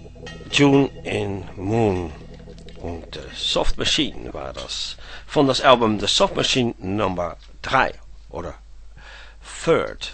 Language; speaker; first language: German; non-native, learner; Dutch